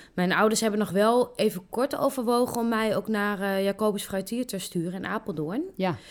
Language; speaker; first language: Dutch; native; Dutch